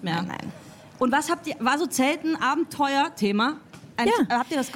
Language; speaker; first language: German; native; German